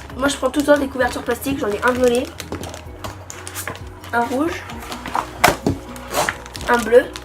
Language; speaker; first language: French; native; French